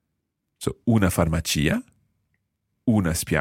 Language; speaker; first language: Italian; non-native, fluent; English